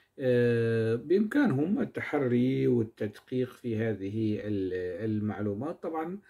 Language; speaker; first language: Arabic; non-native, local second language; Kurdish